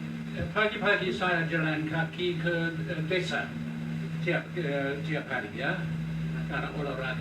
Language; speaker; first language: Indonesian; non-native, learner; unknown